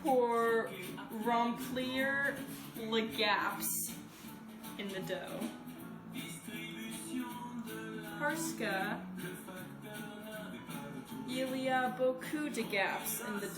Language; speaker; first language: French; non-native, learner; English